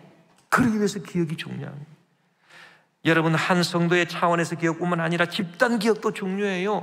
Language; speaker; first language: Korean; native; Korean